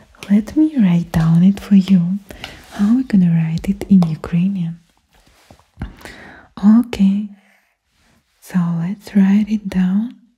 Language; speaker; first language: English; non-native, fluent; Ukrainian